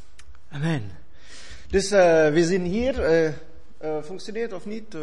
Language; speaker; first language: Dutch; non-native, fluent; German